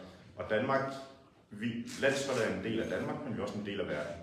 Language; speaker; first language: Danish; native; Danish